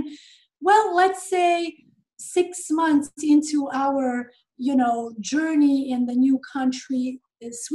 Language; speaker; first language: English; non-native, fluent; Serbian